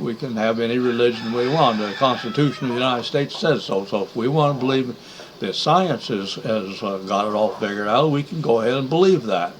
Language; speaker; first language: English; native; English